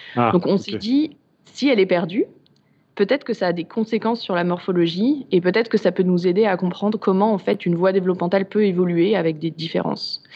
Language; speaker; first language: French; native; French